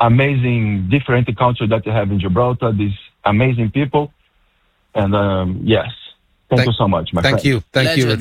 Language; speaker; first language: English; non-native, fluent; Portuguese